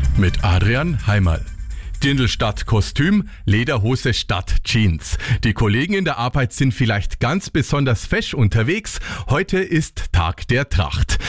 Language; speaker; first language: German; native; German